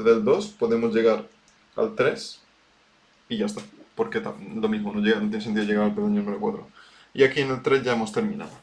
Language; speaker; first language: Spanish; native; Spanish